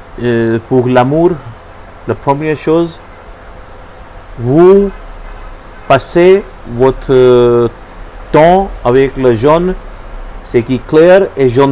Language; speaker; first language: French; non-native, learner; Hindi